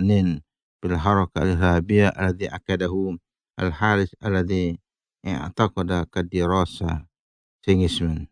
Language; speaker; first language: Arabic; non-native, fluent; Indonesian